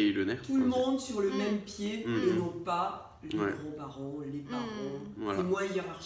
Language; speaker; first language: French; native; French